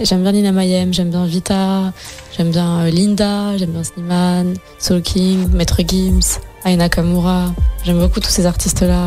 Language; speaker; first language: French; native; French